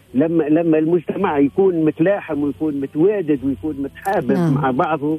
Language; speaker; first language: Arabic; native; Arabic